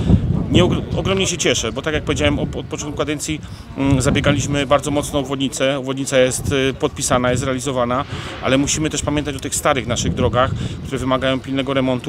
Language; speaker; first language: Polish; native; Polish